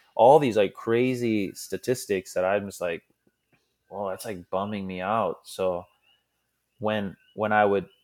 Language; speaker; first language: English; native; English